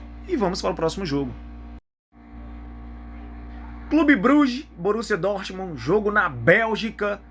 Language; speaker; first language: Portuguese; native; Portuguese